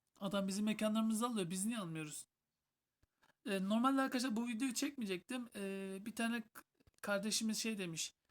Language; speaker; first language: Turkish; native; Turkish